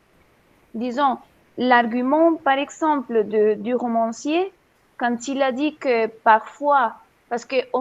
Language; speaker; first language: French; non-native, fluent; Spanish